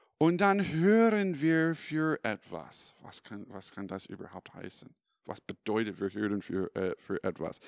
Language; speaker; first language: German; non-native, fluent; English